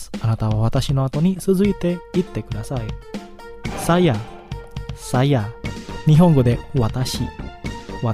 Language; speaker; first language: Japanese; non-native, fluent; Indonesian